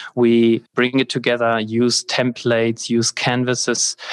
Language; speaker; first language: English; non-native, fluent; German